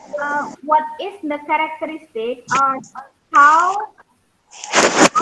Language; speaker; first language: English; non-native, learner; Indonesian